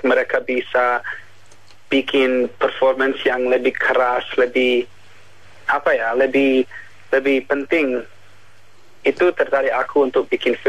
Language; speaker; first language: Indonesian; non-native, learner; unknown